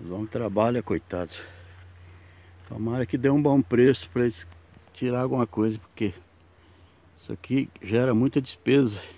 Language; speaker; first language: Portuguese; native; Portuguese